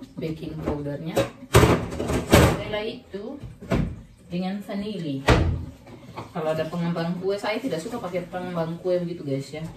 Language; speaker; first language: Indonesian; non-native, local second language; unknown